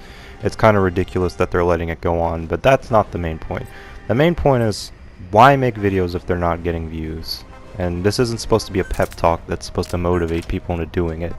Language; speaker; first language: English; native; English